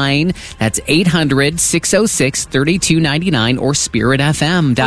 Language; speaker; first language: English; native; English